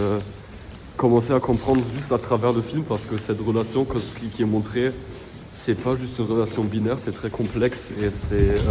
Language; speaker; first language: French; non-native, fluent; German